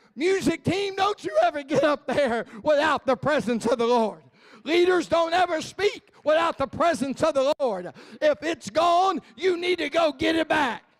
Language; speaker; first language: English; native; English